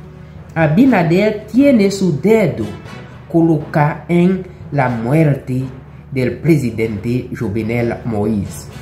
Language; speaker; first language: Spanish; non-native, local second language; Haitian Creole